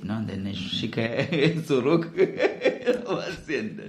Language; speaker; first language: German; non-native, learner; Malayalam